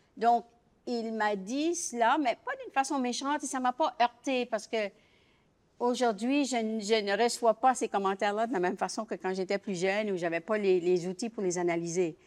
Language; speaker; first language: French; native; French